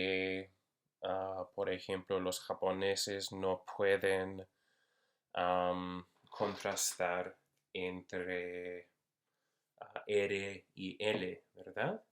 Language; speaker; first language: Spanish; non-native, fluent; English